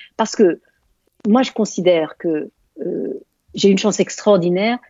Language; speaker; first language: French; native; French